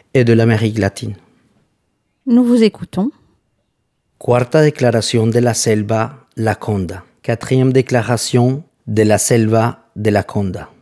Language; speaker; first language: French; non-native, fluent; Spanish